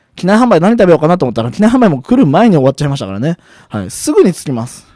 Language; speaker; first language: Japanese; native; Japanese